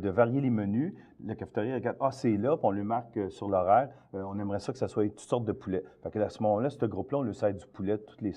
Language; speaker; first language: French; native; French